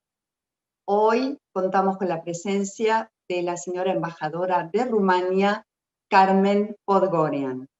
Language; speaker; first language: Spanish; native; Spanish